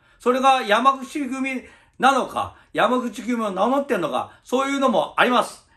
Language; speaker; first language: Japanese; early bilingual, other home language; Chinese